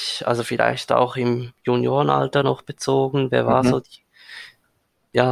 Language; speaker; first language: German; native; German